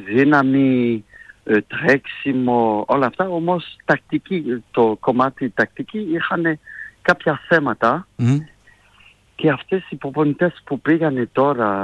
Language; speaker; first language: Greek; non-native, fluent; French